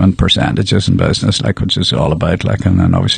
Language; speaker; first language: English; native; English